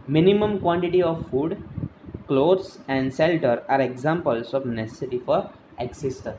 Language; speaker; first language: English; non-native, local second language; Gujarati